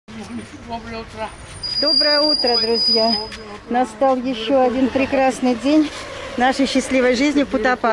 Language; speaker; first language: Russian; native; Russian